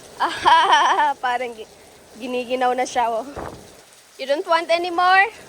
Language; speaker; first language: Filipino; native; Filipino